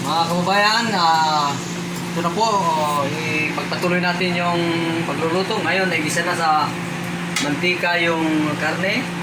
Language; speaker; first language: Filipino; native; Filipino